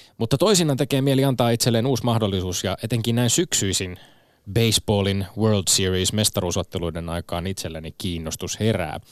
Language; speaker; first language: Finnish; native; Finnish